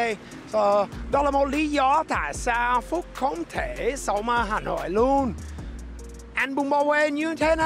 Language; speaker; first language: Vietnamese; non-native, fluent; English